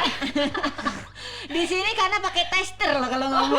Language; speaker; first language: Indonesian; native; Indonesian